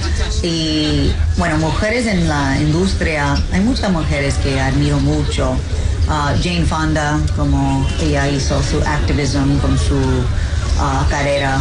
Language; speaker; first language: Spanish; early bilingual, heritage; English